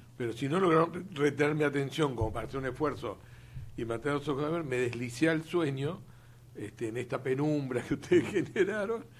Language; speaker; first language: Spanish; native; Spanish